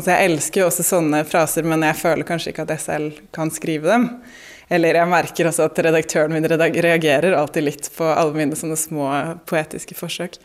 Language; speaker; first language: Norwegian; native; Norwegian